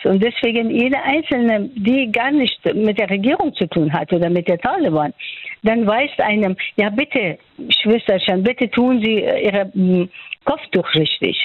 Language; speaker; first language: German; non-native, fluent; Persian